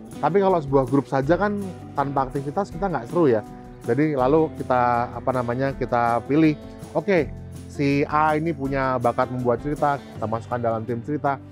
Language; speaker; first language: Indonesian; native; Indonesian